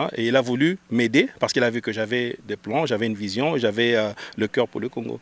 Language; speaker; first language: French; non-native, local second language; Lingala